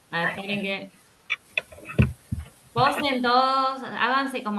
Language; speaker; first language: Spanish; native; Spanish